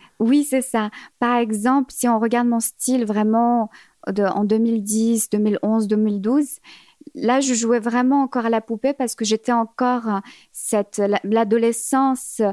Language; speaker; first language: French; early bilingual, other home language; Arabic